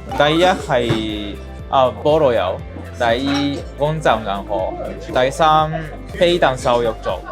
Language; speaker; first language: Cantonese; non-native, fluent; Japanese